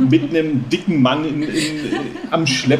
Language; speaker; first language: German; native; German